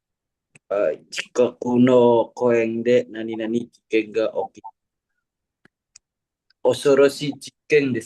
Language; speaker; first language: Japanese; non-native, learner; Indonesian